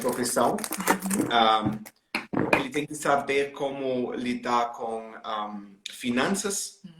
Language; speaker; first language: Portuguese; non-native, learner; German